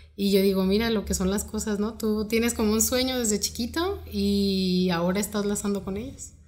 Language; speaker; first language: Spanish; native; Spanish